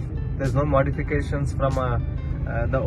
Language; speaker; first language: English; non-native, local second language; Kannada